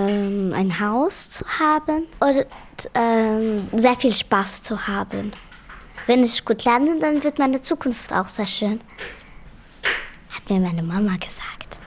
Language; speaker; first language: German; early bilingual, other home language; Arabic